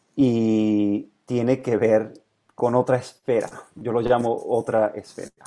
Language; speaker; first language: Spanish; native; Spanish